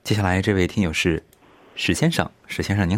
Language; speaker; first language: Chinese; native; Chinese